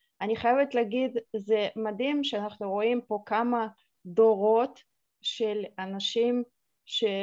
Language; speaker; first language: Hebrew; native; Hebrew